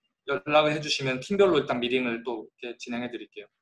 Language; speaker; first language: Korean; native; Korean